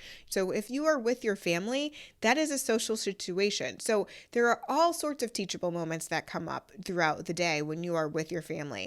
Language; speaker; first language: English; native; English